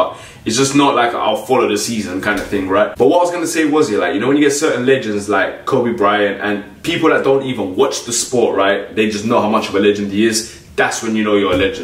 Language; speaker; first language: English; native; English